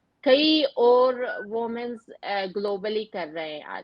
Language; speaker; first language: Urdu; non-native, fluent; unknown